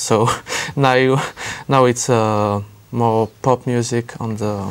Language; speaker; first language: English; non-native, learner; French